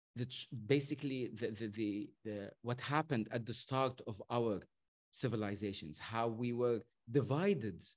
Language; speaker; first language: English; non-native, fluent; Arabic